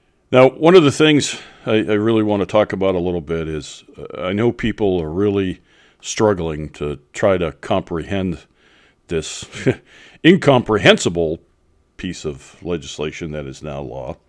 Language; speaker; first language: English; native; English